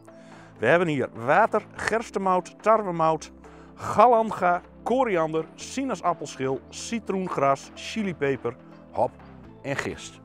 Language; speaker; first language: Dutch; native; Dutch